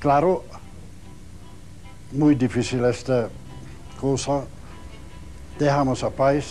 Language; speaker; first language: Spanish; non-native, learner; Hungarian